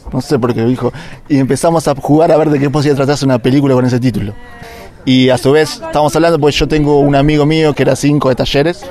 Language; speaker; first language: Spanish; native; Spanish